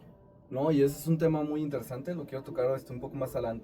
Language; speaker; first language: Spanish; native; Spanish